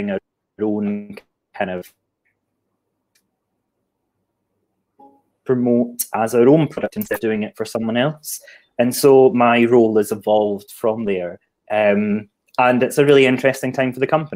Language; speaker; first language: English; native; English